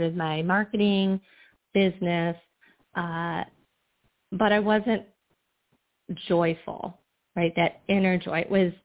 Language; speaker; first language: English; native; English